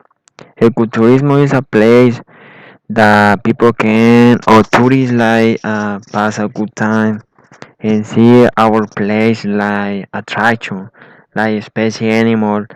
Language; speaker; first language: English; non-native, learner; Spanish